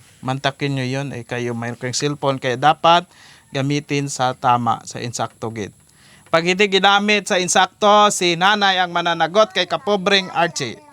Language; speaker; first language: Filipino; native; Filipino